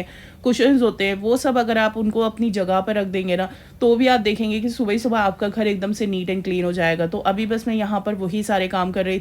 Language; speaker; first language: Hindi; native; Hindi